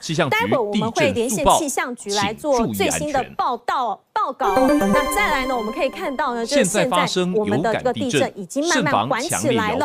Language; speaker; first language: Chinese; native; Chinese